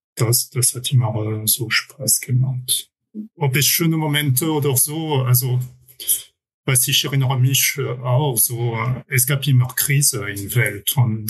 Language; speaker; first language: German; non-native, fluent; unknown